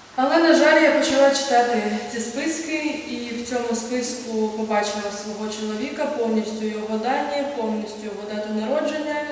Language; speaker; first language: Ukrainian; native; Ukrainian